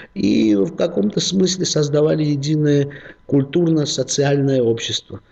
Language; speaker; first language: Russian; non-native, local second language; Georgian